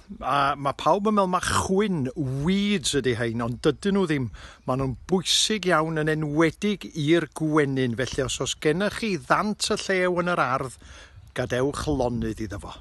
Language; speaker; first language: Welsh; native; Welsh